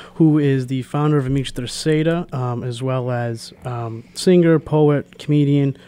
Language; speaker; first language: English; early bilingual, other home language; Portuguese